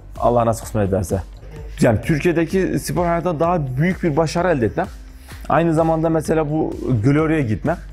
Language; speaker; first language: Turkish; native; Turkish